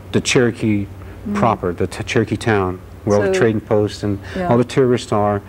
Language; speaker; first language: English; native; English